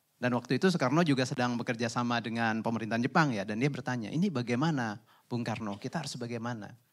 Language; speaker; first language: Indonesian; native; Indonesian